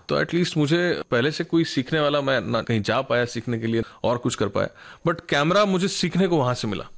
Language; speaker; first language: Hindi; non-native, local second language; Marathi